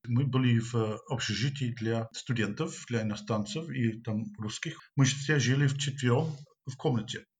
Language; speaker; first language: Russian; non-native, fluent; English